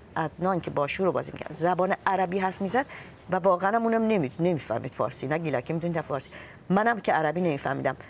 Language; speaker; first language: Persian; non-native, local second language; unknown